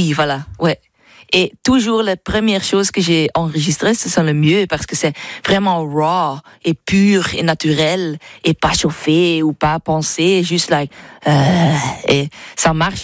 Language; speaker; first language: French; non-native, learner; English